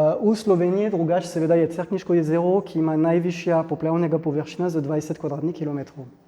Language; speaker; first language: Slovenian; non-native, fluent; French